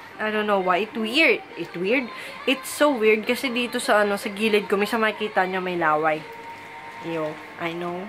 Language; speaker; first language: Filipino; early bilingual, heritage; Filipino